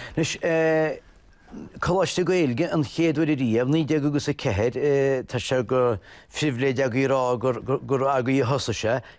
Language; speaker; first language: Irish; native; Irish